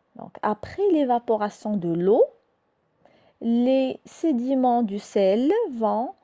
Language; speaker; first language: French; non-native, local second language; Arabic